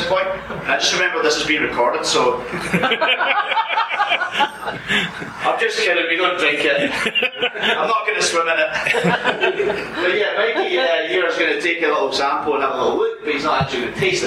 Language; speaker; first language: English; native; English